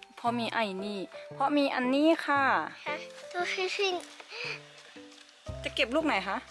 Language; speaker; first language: Thai; native; Thai